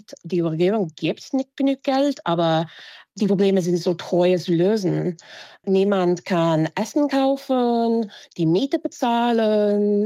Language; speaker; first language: German; non-native, fluent; English